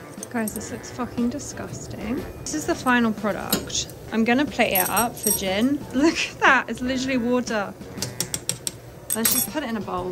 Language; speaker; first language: English; native; English